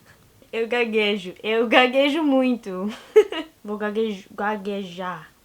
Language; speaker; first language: Portuguese; non-native, learner; English